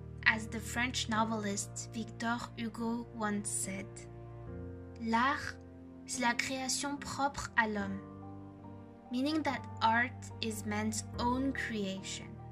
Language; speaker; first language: English; non-native, fluent; French